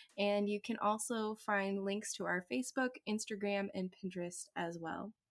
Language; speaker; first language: English; native; English